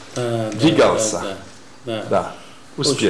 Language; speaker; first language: Russian; non-native, fluent; French